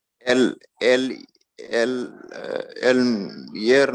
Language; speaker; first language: Spanish; non-native, learner; French